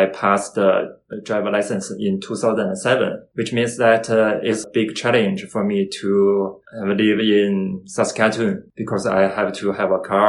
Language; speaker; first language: English; non-native, learner; Chinese